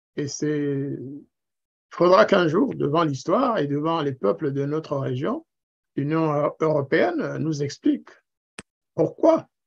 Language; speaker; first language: French; non-native, local second language; Kinyarwanda